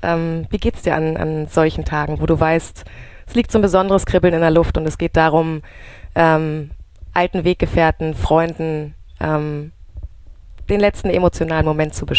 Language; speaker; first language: German; native; German